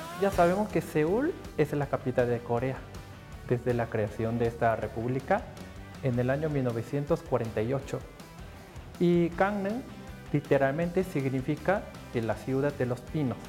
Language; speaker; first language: Spanish; non-native, fluent; Korean